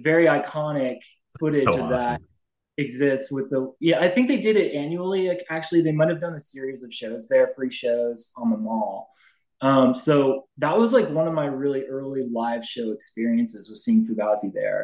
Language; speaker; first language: English; native; English